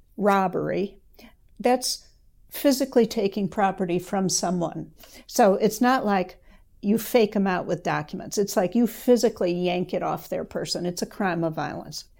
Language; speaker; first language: English; native; English